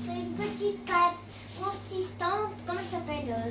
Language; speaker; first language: French; early bilingual, other home language; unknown